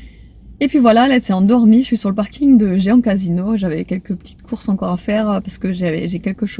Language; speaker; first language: French; native; French